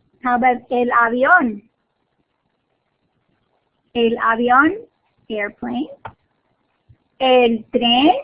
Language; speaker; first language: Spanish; non-native, fluent; English